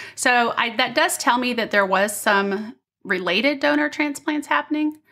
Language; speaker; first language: English; native; English